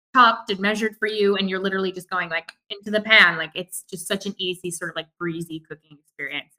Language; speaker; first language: English; native; English